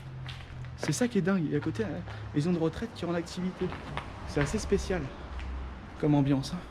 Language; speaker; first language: French; native; French